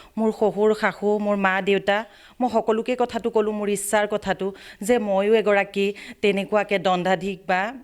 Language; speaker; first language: Assamese; native; Assamese